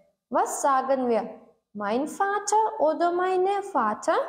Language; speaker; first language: German; non-native, learner; Turkmen